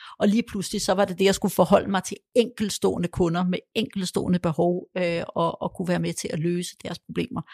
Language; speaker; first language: Danish; early bilingual, other home language; Polish